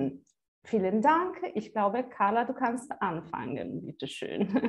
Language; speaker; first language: German; non-native, fluent; Italian